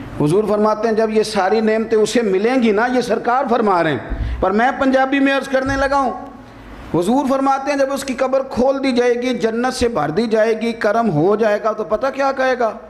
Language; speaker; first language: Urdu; non-native, local second language; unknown